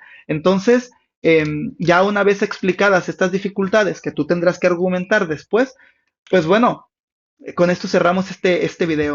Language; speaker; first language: Spanish; native; Spanish